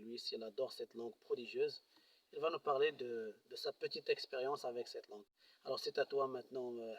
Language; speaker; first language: French; non-native, local second language; Arabic